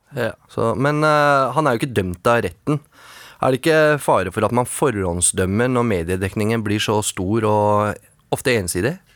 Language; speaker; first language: Norwegian; native; Norwegian